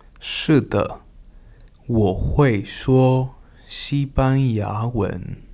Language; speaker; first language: Chinese; non-native, fluent; Spanish